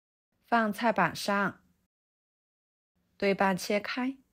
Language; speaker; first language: Chinese; native; Chinese